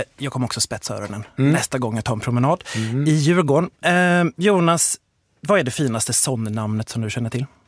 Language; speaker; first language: Swedish; native; Swedish